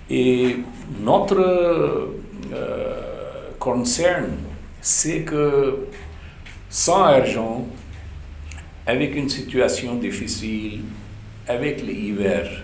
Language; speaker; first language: French; non-native, fluent; Urdu